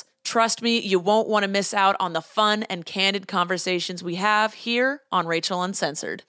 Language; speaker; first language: English; native; English